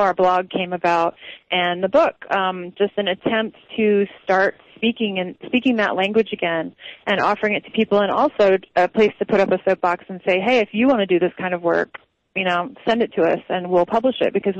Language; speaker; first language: English; native; English